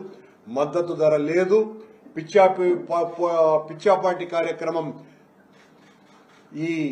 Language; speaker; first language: Telugu; native; Telugu